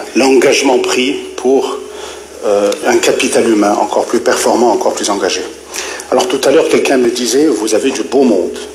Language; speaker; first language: French; non-native, local second language; Arabic